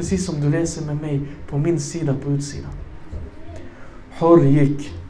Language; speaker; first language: Swedish; non-native, fluent; Arabic